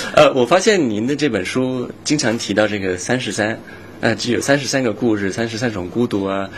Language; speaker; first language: Chinese; non-native, fluent; English